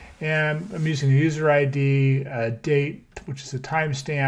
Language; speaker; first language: English; native; English